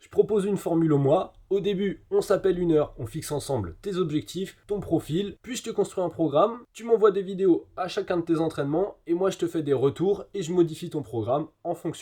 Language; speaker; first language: French; native; French